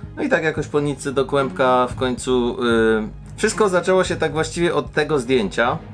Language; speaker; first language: Polish; native; Polish